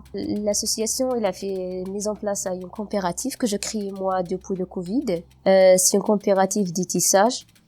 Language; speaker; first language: French; non-native, local second language; Berber languages